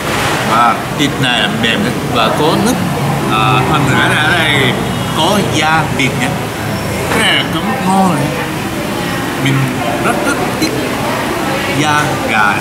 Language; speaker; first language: Vietnamese; non-native, learner; Japanese